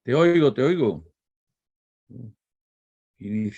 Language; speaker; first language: Spanish; native; Spanish